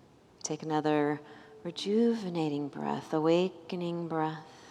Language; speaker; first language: English; native; English